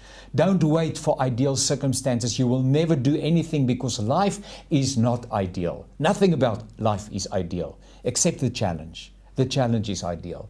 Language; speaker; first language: English; non-native, local second language; Afrikaans